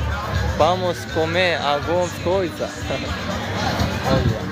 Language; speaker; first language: Portuguese; non-native, learner; Korean